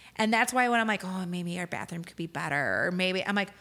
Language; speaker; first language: English; native; English